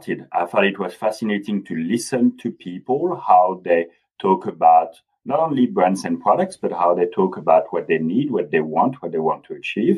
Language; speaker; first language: English; non-native, fluent; French